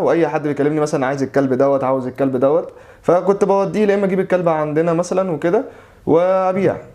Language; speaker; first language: Arabic; native; Arabic